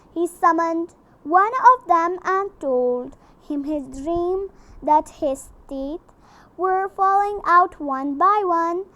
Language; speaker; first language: English; non-native, local second language; Urdu